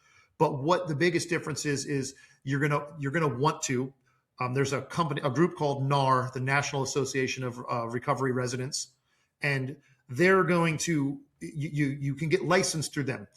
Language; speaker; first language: English; native; English